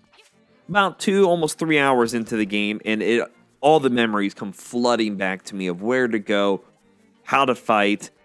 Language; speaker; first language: English; native; English